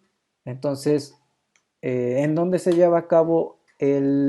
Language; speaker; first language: Spanish; native; Spanish